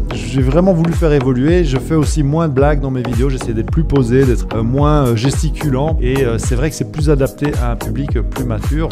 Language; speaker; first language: French; native; French